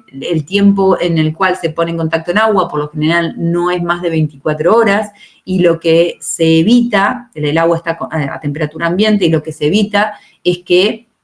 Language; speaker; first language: Spanish; native; Spanish